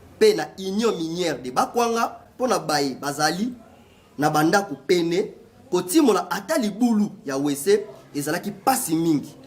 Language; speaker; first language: Lingala; native; Lingala